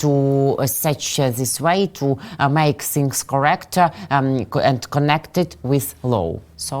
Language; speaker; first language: English; non-native, fluent; Russian